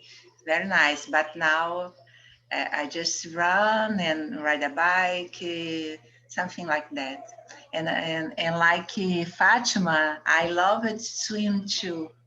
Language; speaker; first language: English; non-native, learner; Portuguese